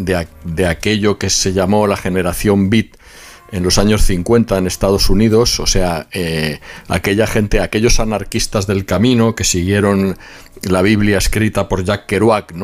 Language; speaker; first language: Spanish; native; Spanish